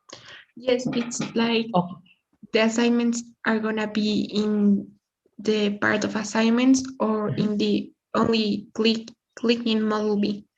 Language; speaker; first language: English; non-native, learner; Spanish